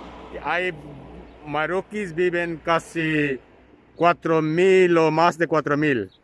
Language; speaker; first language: Spanish; non-native, learner; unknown